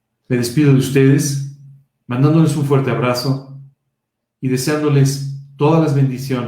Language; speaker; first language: Spanish; native; Spanish